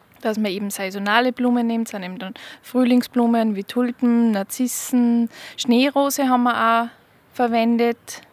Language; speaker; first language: German; native; German